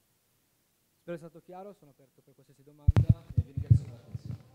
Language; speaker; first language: Italian; native; Italian